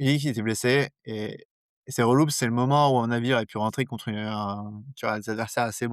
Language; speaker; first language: French; native; French